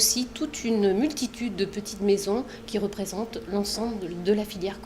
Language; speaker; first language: French; native; French